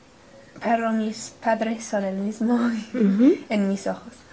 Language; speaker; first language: Spanish; non-native, learner; English